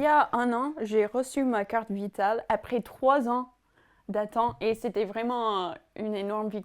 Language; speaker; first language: French; non-native, fluent; English